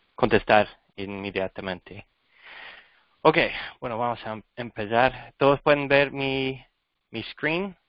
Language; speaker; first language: Spanish; non-native, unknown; English